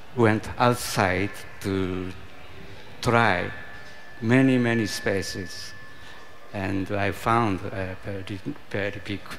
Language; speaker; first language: English; non-native, learner; Japanese